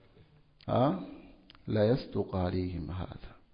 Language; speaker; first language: Arabic; non-native, fluent; French